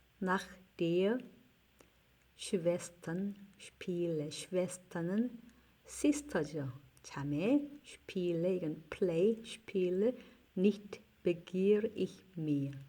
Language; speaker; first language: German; non-native, fluent; Korean